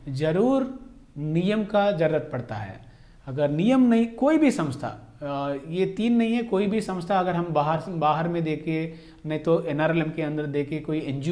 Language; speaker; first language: Hindi; non-native, local second language; Telugu